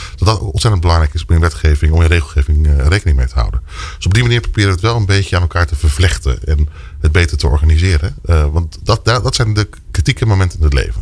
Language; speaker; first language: Dutch; native; Dutch